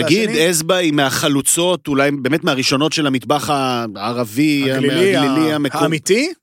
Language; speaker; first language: Hebrew; native; Hebrew